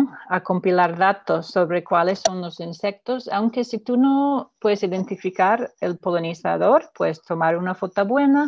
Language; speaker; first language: Spanish; non-native, fluent; English